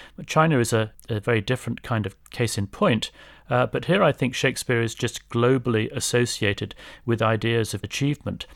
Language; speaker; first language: English; native; English